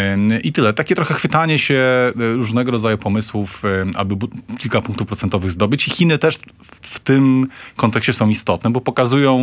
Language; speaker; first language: Polish; native; Polish